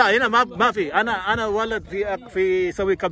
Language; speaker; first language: Arabic; non-native, learner; Filipino